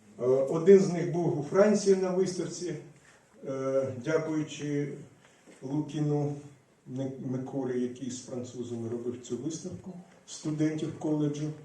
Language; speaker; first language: Ukrainian; non-native, local second language; Russian